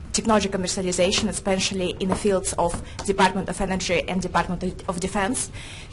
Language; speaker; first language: English; non-native, fluent; Russian